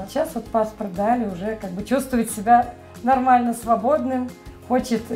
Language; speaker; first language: Russian; native; Russian